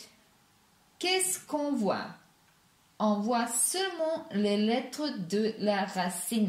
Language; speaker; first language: French; non-native, fluent; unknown